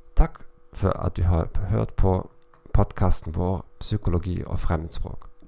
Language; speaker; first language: Norwegian; non-native, learner; German